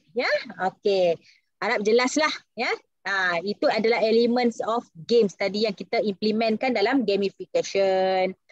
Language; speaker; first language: Malay; native; Malay